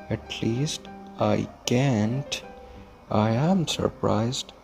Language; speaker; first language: English; non-native, local second language; Punjabi